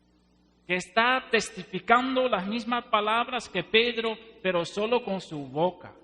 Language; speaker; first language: Spanish; non-native, fluent; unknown